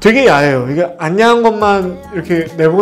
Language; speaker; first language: Korean; native; Korean